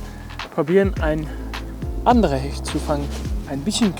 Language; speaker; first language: German; non-native, learner; Dutch